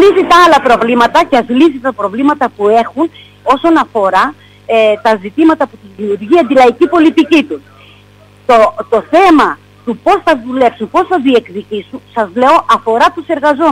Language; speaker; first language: Greek; native; Greek